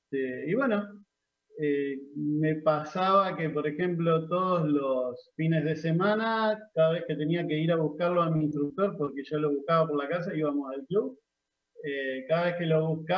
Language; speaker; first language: Spanish; native; Spanish